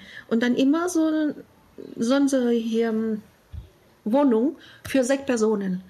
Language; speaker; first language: German; non-native, learner; Vietnamese